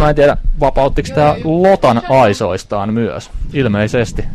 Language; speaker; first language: Finnish; native; Finnish